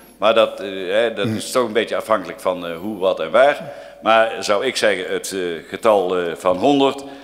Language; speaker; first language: Dutch; native; Dutch